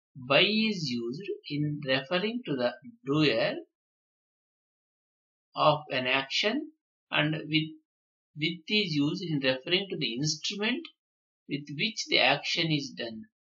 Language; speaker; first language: English; non-native, local second language; Telugu